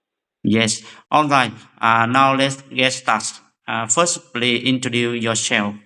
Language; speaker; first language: English; non-native, fluent; Vietnamese